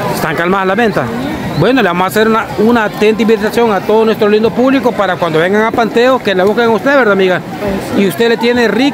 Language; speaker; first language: Spanish; native; Spanish